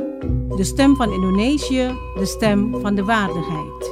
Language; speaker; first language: Dutch; non-native, fluent; Indonesian